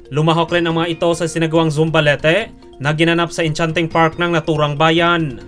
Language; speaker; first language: Filipino; non-native, local second language; Aklanon